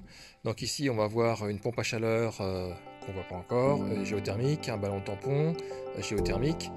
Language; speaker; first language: French; native; French